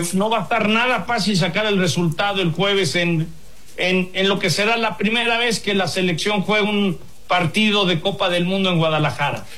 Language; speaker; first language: Spanish; native; Spanish